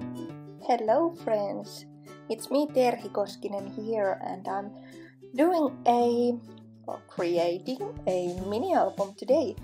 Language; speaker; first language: English; non-native, fluent; Finnish